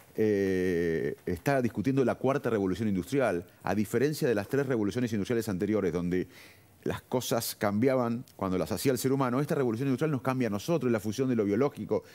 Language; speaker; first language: Spanish; native; Spanish